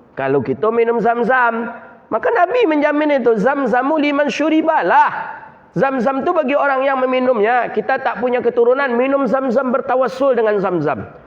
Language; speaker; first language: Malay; native; Malay